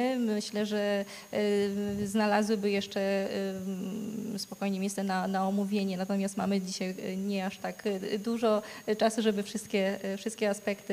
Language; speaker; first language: Polish; native; Polish